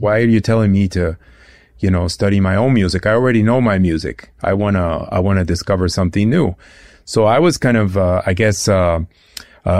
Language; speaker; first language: English; non-native, fluent; Spanish